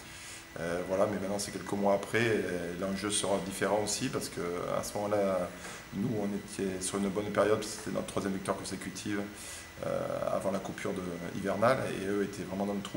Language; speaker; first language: French; native; French